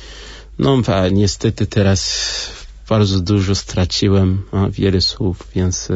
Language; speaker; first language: Polish; non-native, learner; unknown